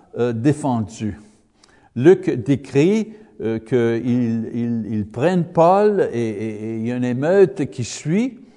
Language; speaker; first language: French; native; French